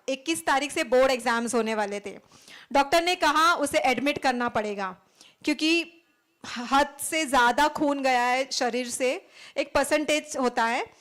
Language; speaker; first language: Hindi; non-native, local second language; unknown